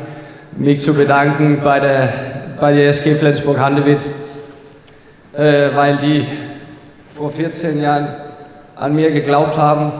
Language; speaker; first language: German; non-native, fluent; Danish